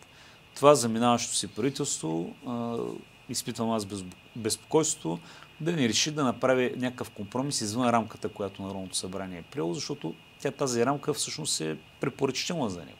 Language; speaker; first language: Bulgarian; native; Bulgarian